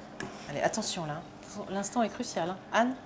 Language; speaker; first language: French; native; French